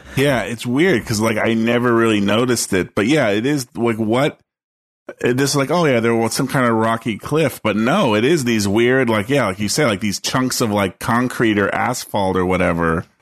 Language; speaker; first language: English; native; English